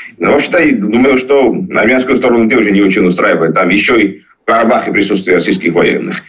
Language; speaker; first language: Russian; non-native, local second language; Georgian